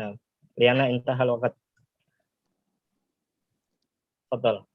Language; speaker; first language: Arabic; non-native, fluent; Indonesian